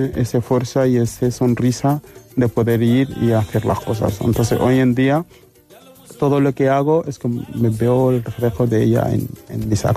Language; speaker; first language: Spanish; non-native, fluent; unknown